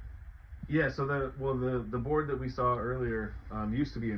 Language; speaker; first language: English; native; English